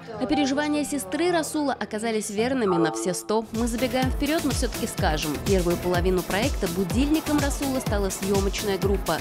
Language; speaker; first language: Russian; native; Russian